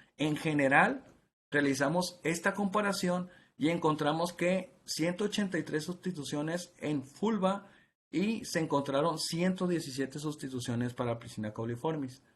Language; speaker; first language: Spanish; native; Spanish